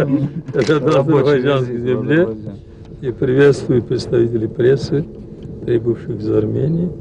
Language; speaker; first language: Russian; non-native, fluent; Azerbaijani